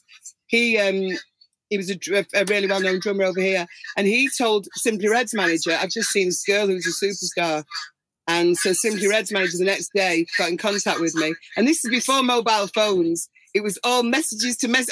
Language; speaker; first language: English; native; English